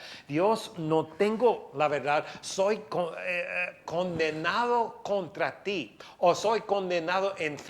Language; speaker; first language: Spanish; non-native, fluent; English